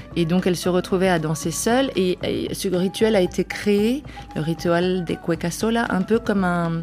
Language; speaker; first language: French; early bilingual, other home language; Spanish